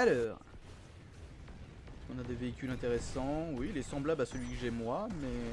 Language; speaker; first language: French; native; French